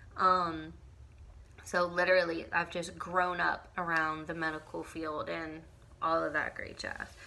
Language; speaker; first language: English; native; English